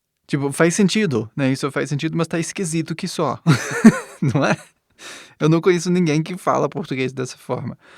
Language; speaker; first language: Portuguese; non-native, fluent; English